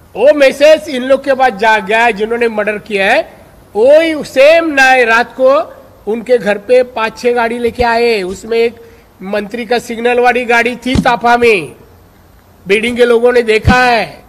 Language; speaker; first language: Hindi; non-native, local second language; Marathi